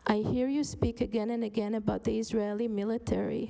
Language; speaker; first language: English; non-native, fluent; Hebrew